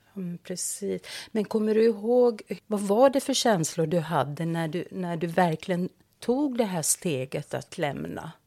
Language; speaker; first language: Swedish; native; Swedish